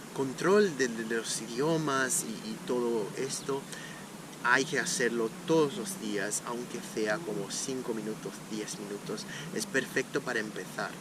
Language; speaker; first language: Spanish; non-native, fluent; Portuguese